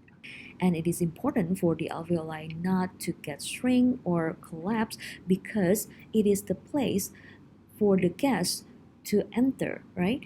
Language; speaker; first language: English; non-native, fluent; Indonesian